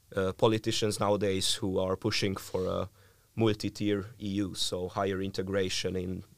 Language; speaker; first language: English; non-native, fluent; Hungarian